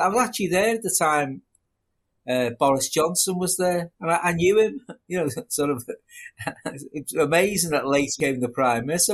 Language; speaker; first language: English; native; English